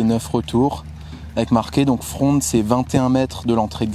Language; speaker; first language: French; native; French